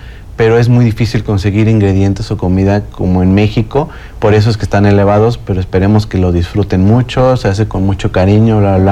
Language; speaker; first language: Spanish; native; Spanish